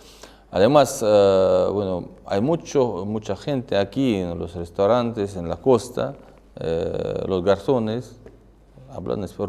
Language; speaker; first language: Spanish; non-native, fluent; Russian